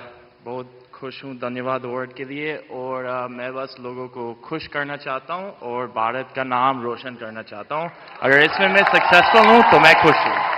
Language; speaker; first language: Hindi; non-native, fluent; English